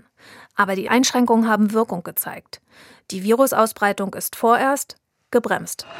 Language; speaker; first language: German; native; German